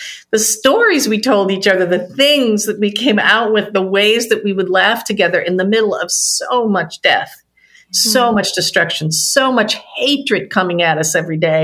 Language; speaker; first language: English; native; English